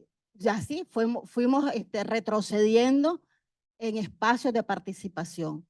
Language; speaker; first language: Spanish; native; Spanish